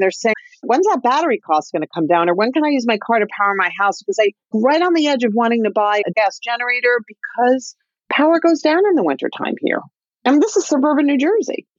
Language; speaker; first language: English; native; English